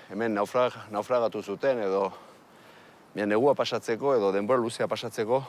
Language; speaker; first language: Basque; native; Basque